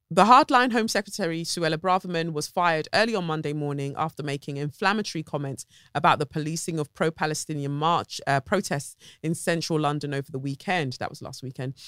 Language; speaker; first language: English; native; English